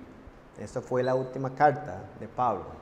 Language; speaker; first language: Spanish; non-native, fluent; English